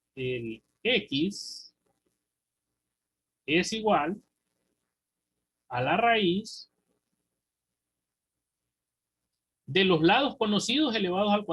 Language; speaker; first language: Spanish; native; Spanish